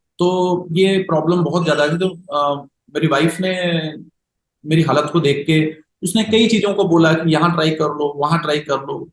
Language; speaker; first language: Hindi; native; Hindi